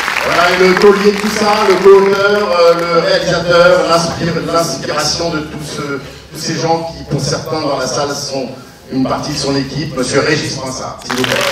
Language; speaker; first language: French; native; French